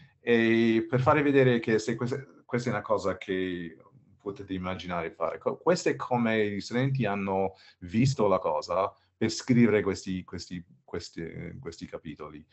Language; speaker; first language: Italian; non-native, learner; English